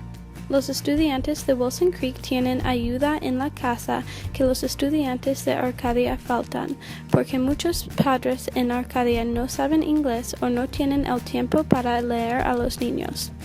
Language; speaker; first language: Spanish; early bilingual, heritage; English